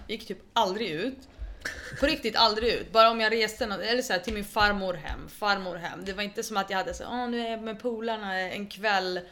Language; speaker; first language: Swedish; early bilingual, other home language; Arabic